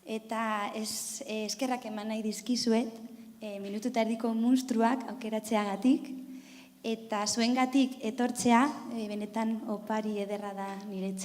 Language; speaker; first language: Basque; non-native, learner; Spanish